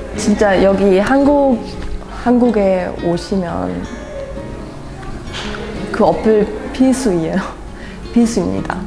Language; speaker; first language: Korean; non-native, fluent; German